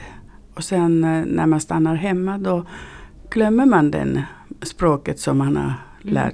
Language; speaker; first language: Swedish; non-native, learner; Finnish